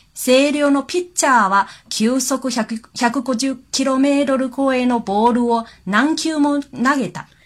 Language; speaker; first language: Japanese; non-native, fluent; Chinese